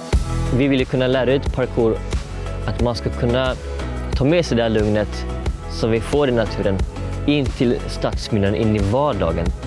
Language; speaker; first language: Swedish; native; Swedish